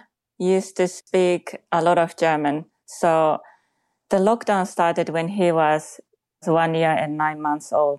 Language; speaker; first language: English; non-native, fluent; Japanese